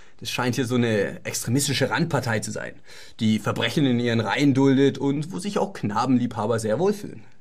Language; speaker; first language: German; native; German